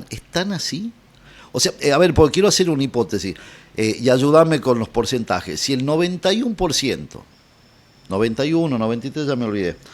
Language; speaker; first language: Spanish; native; Spanish